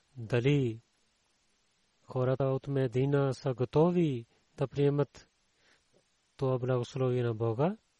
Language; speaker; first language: Bulgarian; non-native, learner; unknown